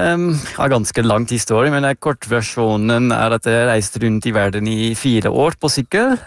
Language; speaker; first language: Norwegian; non-native, fluent; Dutch